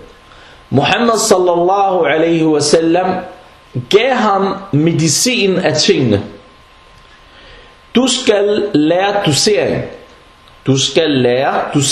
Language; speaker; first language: Danish; non-native, fluent; Arabic